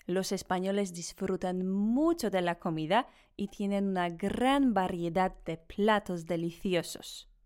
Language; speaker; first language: Spanish; non-native, fluent; Polish